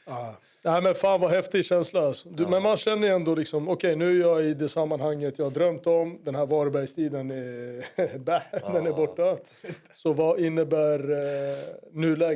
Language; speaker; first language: Swedish; native; Swedish